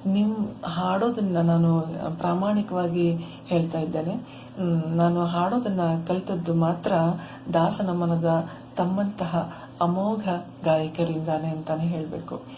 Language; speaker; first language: Kannada; native; Kannada